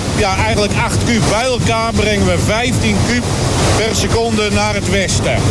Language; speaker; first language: Dutch; native; Dutch